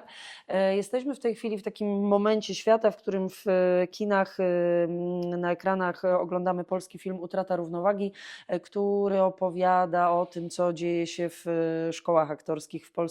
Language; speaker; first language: Polish; native; Polish